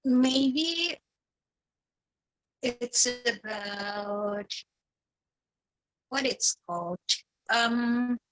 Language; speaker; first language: English; non-native, fluent; Indonesian